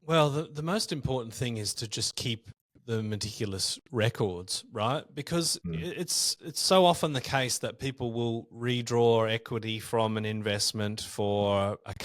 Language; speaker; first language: English; native; English